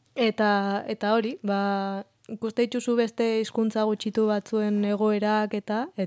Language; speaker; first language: Basque; native; Basque